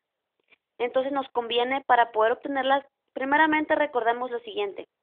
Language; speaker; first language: Spanish; native; Spanish